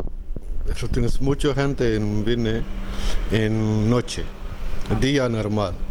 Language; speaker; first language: Spanish; non-native, learner; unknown